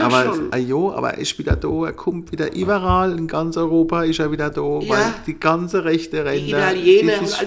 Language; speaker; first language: German; native; German